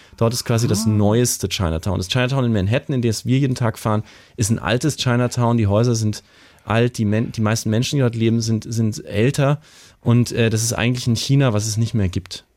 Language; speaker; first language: German; native; German